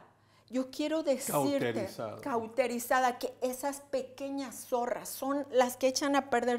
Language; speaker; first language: Spanish; native; Spanish